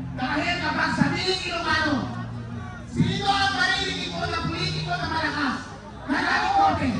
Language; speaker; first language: Filipino; non-native, local second language; Iloko